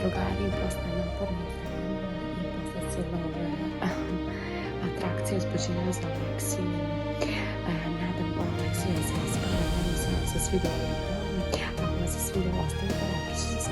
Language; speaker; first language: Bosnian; early bilingual, heritage; Serbian